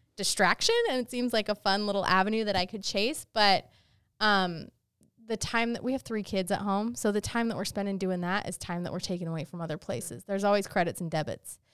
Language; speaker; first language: English; native; English